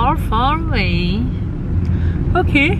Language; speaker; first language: English; non-native, learner; French